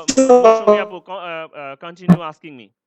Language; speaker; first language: English; non-native, learner; Bangla